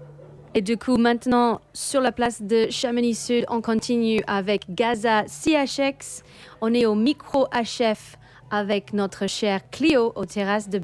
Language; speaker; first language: French; native; French